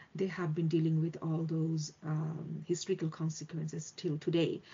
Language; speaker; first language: English; non-native, local second language; Bangla